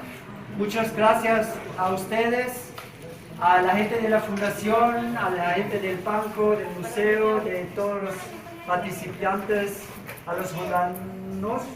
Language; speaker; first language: Spanish; non-native, learner; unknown